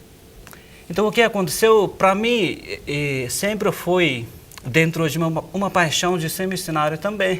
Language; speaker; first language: Portuguese; non-native, fluent; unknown